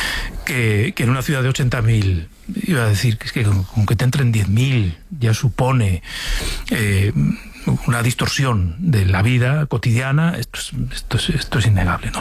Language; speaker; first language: Spanish; native; Spanish